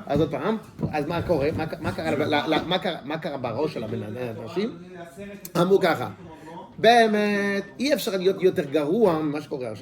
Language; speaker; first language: Hebrew; non-native, fluent; French